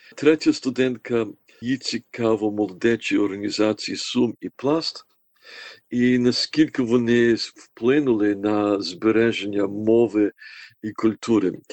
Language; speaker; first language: Ukrainian; early bilingual, heritage; Ukrainian